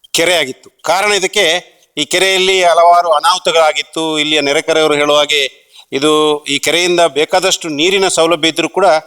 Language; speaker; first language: Kannada; native; Kannada